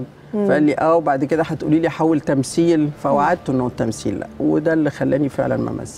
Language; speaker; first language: Arabic; native; Arabic